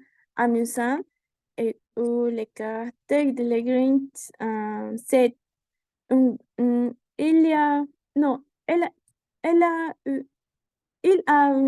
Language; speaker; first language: French; non-native, learner; Spanish